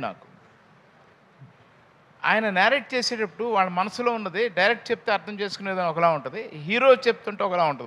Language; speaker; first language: Telugu; native; Telugu